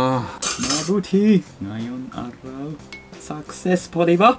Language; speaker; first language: Filipino; non-native, learner; Japanese